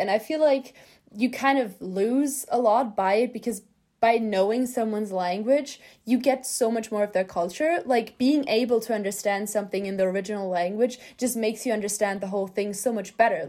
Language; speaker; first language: English; non-native, fluent; German